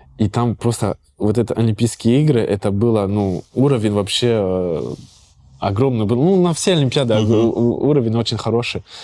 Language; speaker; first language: Russian; early bilingual, heritage; Russian